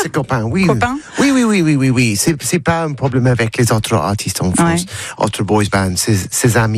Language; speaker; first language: French; non-native, learner; English